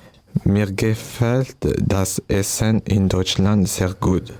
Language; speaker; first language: German; non-native, learner; French